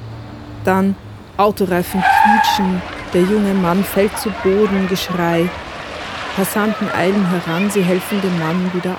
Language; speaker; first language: German; native; German